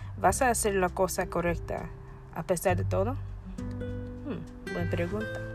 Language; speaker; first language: Spanish; non-native, learner; English